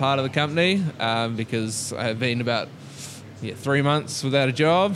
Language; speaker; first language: English; native; English